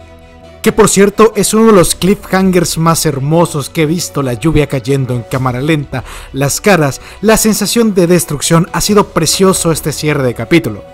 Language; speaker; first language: Spanish; native; Spanish